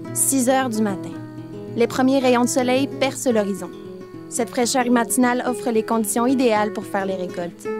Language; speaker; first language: French; native; French